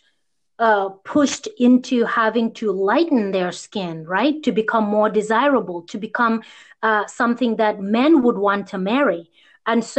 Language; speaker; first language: English; native; English